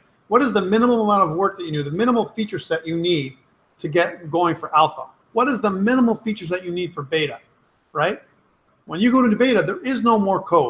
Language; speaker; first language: English; native; English